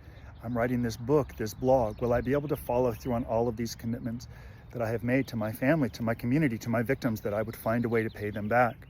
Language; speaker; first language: English; native; English